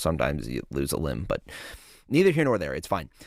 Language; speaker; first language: English; native; English